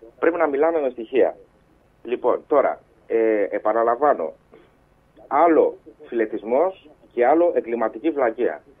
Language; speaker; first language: Greek; native; Greek